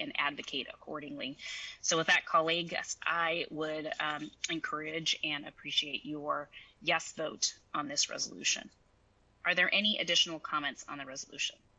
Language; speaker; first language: English; early bilingual, other home language; Spanish